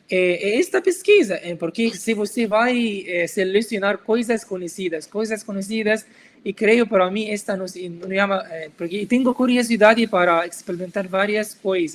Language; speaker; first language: Portuguese; non-native, learner; Arabic